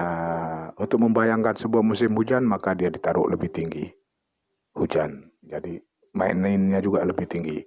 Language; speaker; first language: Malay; non-native, local second language; Achinese